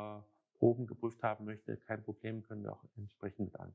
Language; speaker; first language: German; native; German